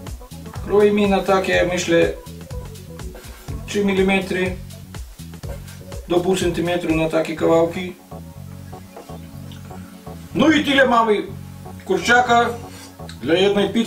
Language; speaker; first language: Polish; non-native, learner; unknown